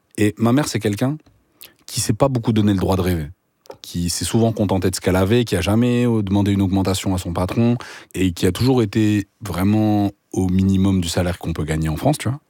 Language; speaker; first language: French; native; French